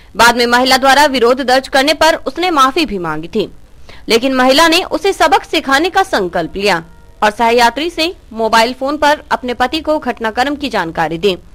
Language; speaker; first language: Hindi; native; Hindi